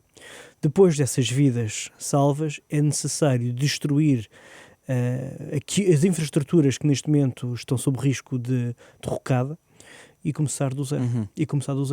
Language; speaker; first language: Portuguese; native; Portuguese